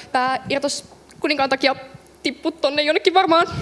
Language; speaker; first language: Finnish; native; Finnish